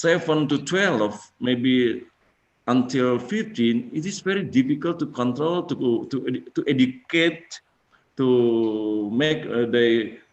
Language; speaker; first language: English; non-native, fluent; Indonesian